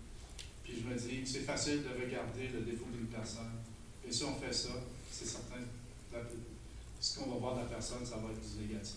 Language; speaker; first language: French; native; French